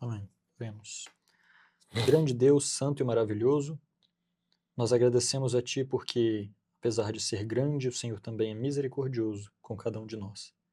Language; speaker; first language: Portuguese; native; Portuguese